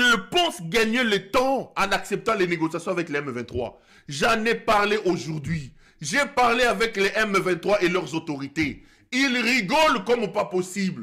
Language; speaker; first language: French; non-native, local second language; Lingala